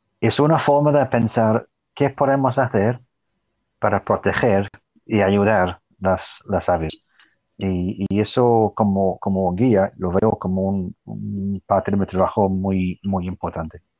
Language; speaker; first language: Spanish; non-native, fluent; English